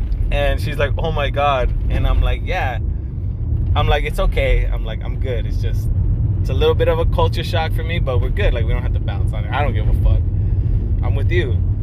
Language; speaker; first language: English; early bilingual, other home language; Spanish